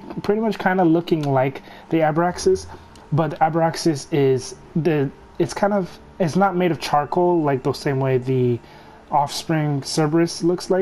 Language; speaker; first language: English; native; English